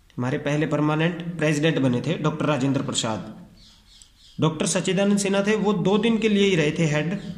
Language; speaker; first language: Hindi; non-native, local second language; Punjabi